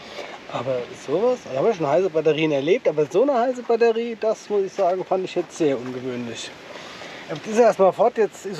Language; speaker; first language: German; native; German